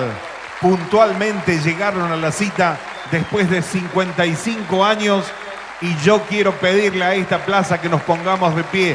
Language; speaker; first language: Spanish; native; Spanish